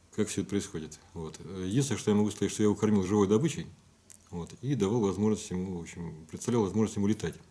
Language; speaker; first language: Russian; native; Russian